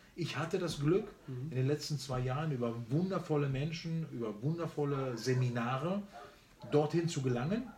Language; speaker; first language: German; early bilingual, other home language; Spanish